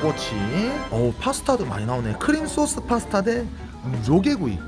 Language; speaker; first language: Korean; native; Korean